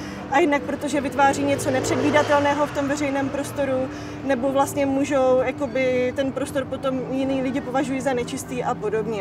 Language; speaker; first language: Czech; native; Czech